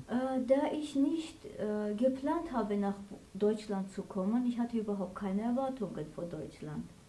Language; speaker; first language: German; non-native, fluent; Armenian